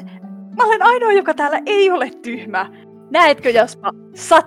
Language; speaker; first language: Finnish; native; Finnish